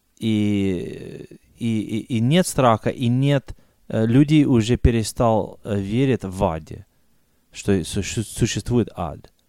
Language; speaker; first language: Russian; non-native, fluent; English